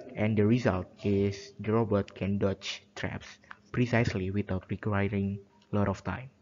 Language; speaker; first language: English; non-native, learner; Indonesian